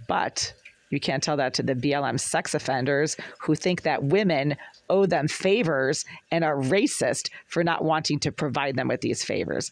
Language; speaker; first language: English; native; English